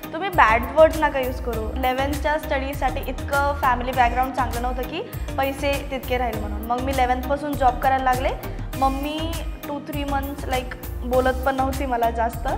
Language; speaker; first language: Marathi; non-native, local second language; Malayalam